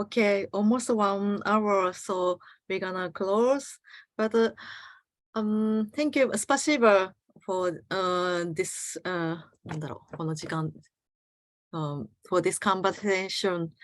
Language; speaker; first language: English; non-native, learner; Japanese